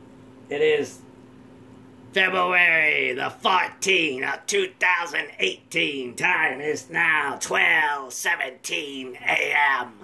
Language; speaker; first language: English; native; English